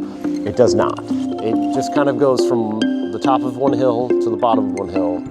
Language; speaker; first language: English; native; English